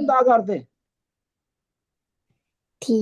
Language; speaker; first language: Norwegian; non-native, learner; Urdu